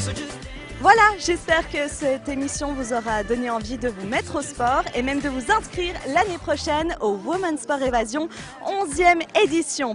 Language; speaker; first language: French; native; French